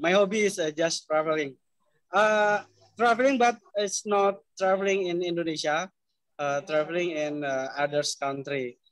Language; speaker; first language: English; non-native, learner; Indonesian